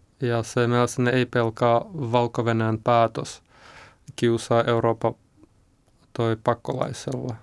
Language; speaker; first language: Finnish; non-native, learner; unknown